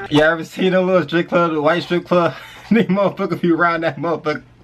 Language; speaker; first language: English; native; English